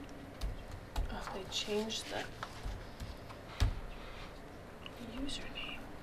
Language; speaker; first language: English; native; English